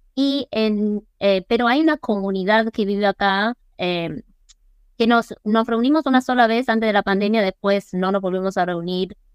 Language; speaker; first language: Spanish; early bilingual, other home language; English